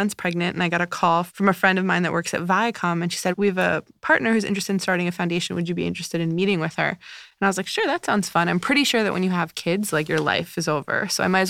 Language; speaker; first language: English; native; English